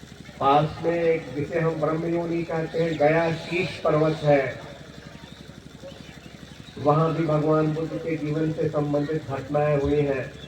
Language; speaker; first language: Hindi; native; Hindi